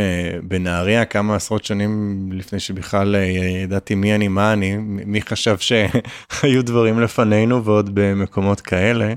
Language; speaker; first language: Hebrew; native; Hebrew